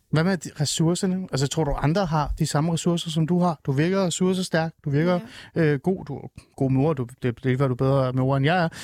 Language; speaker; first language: Danish; early bilingual, other home language; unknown